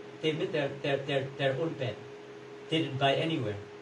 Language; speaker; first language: English; non-native, fluent; Indonesian